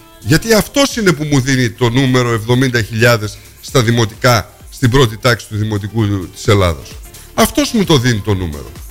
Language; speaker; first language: Greek; early bilingual, heritage; Greek